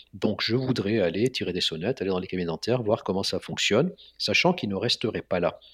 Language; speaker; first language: French; non-native, local second language; Arabic